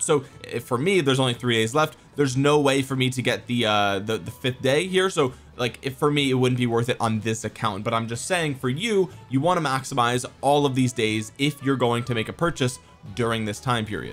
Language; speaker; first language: English; native; English